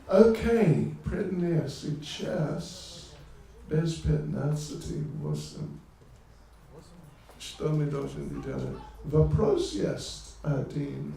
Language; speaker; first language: Russian; non-native, learner; English